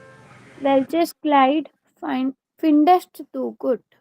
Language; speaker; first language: German; non-native, learner; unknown